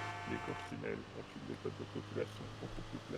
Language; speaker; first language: French; native; French